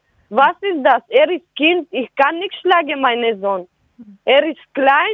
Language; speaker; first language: German; non-native, learner; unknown